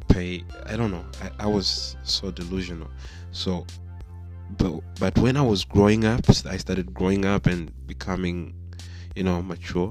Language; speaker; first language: English; non-native, local second language; Swahili